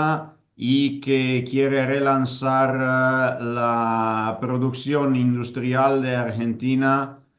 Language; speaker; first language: Spanish; non-native, fluent; Italian